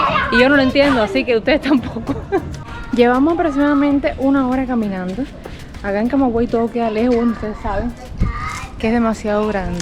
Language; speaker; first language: Spanish; native; Spanish